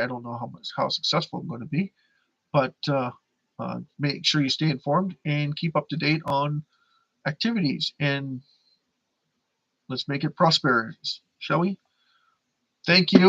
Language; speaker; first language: English; native; English